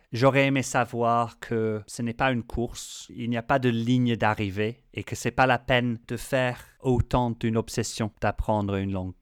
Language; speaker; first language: French; non-native, fluent; English